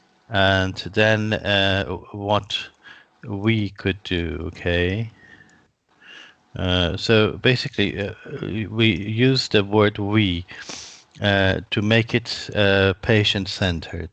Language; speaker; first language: English; non-native, fluent; Persian